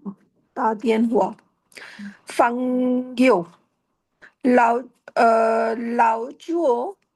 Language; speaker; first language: Chinese; non-native, learner; Hindi